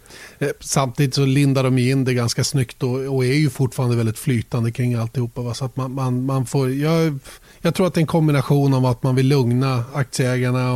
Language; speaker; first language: Swedish; native; Swedish